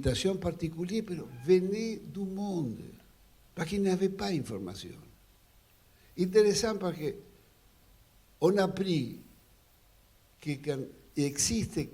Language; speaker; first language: French; non-native, fluent; Spanish